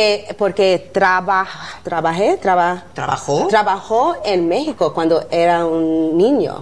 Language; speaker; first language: Spanish; non-native, learner; English